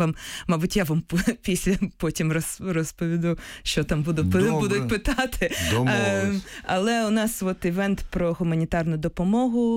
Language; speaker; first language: Ukrainian; early bilingual, heritage; Ukrainian